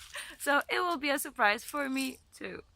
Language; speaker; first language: English; non-native, fluent; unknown